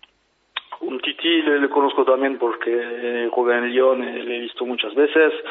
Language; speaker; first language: Spanish; non-native, fluent; French